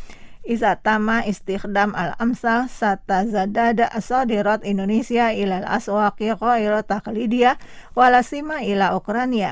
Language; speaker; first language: Arabic; non-native, fluent; Indonesian